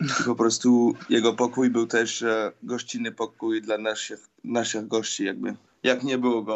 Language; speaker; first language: Polish; early bilingual, heritage; Polish